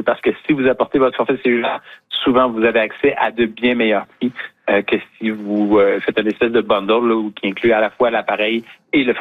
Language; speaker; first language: French; native; French